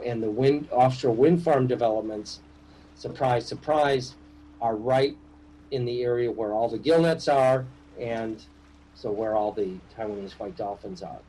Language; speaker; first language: English; native; English